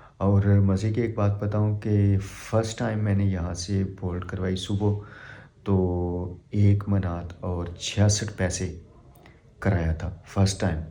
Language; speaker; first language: Urdu; native; Urdu